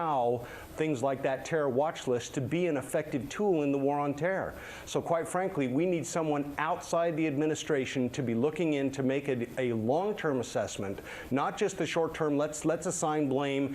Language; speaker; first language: English; native; English